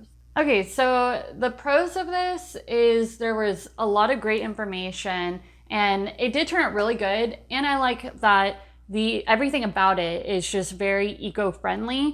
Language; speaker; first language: English; native; English